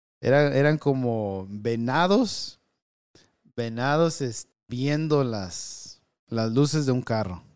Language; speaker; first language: Spanish; early bilingual, heritage; Spanish